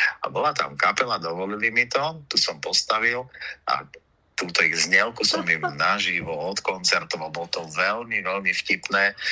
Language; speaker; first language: Slovak; native; Slovak